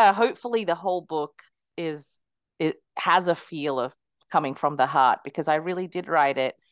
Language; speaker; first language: English; early bilingual, other home language; Spanish